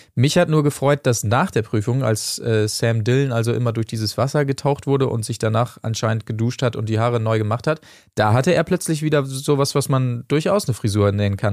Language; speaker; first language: German; native; German